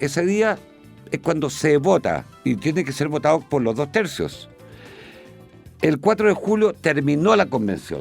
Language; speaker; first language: Spanish; native; Spanish